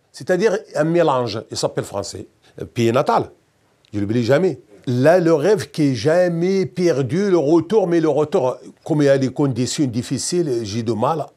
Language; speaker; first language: French; non-native, local second language; Berber languages